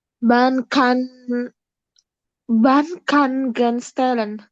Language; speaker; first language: German; non-native, learner; Indonesian